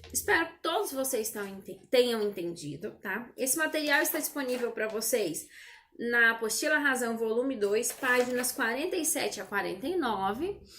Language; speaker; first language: Portuguese; native; Portuguese